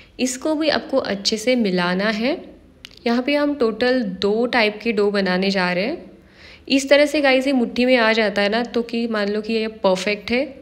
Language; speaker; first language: Hindi; non-native, local second language; Marathi